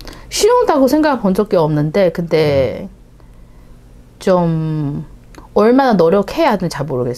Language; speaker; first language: Korean; non-native, learner; Chinese